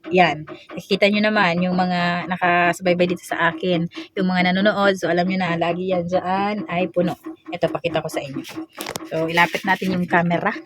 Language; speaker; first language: Filipino; non-native, local second language; Waray